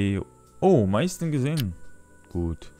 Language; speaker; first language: German; non-native, learner; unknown